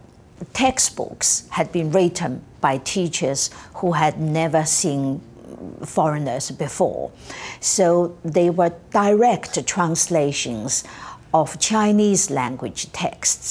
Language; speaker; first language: English; non-native, fluent; Chinese